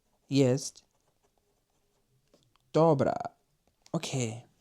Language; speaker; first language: Polish; non-native, learner; English